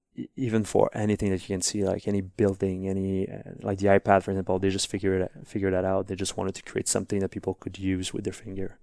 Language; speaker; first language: English; non-native, fluent; French